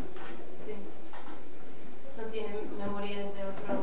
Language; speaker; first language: Spanish; early bilingual, heritage; Spanish